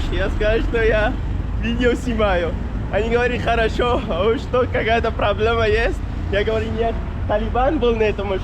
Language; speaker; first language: Russian; non-native, learner; Pashto